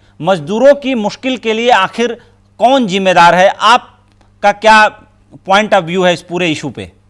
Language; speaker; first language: Hindi; native; Hindi